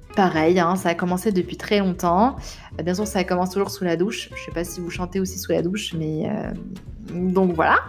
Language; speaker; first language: French; non-native, local second language; Arabic